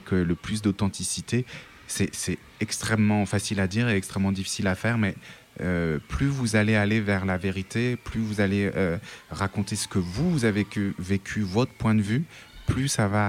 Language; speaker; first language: French; native; French